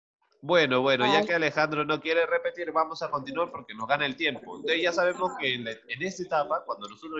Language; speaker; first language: Spanish; native; Spanish